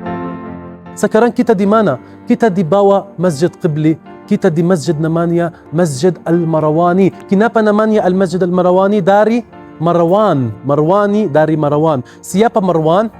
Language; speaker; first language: Indonesian; non-native, learner; Arabic